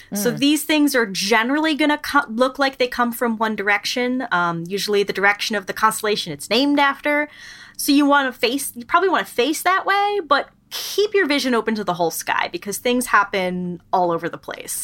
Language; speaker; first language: English; native; English